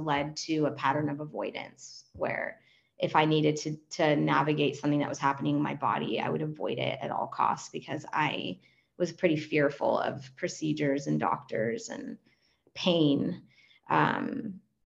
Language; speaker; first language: English; non-native, fluent; Spanish